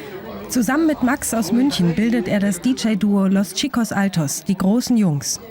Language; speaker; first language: German; native; German